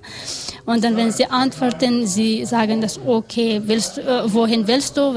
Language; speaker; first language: German; non-native, learner; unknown